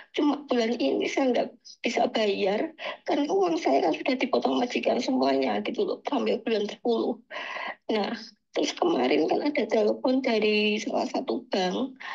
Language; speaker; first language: Indonesian; native; Indonesian